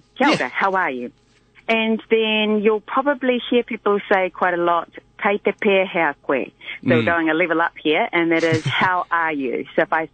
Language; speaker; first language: English; native; English